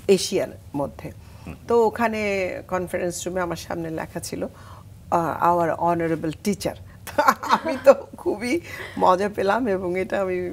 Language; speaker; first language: Bangla; native; Bangla